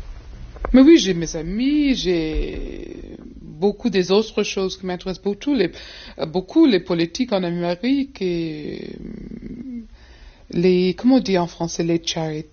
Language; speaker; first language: French; non-native, fluent; English